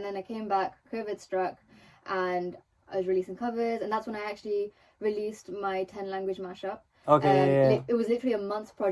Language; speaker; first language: English; non-native, local second language; Telugu